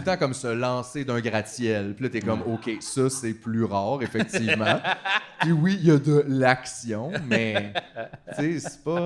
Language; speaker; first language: French; native; French